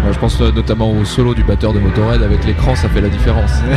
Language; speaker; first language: French; native; French